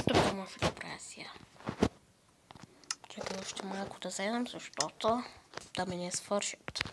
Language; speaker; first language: Bulgarian; non-native, local second language; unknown